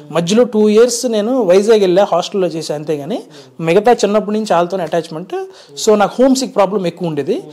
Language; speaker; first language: Telugu; native; Telugu